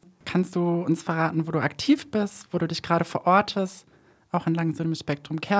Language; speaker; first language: German; native; German